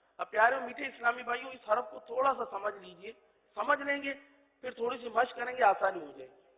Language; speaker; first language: Urdu; native; Urdu